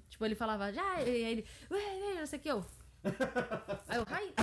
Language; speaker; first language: Portuguese; early bilingual, heritage; Portuguese